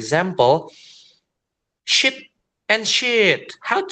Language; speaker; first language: English; non-native, fluent; Indonesian